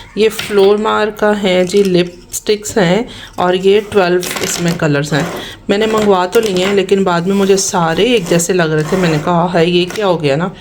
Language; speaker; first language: Urdu; native; Urdu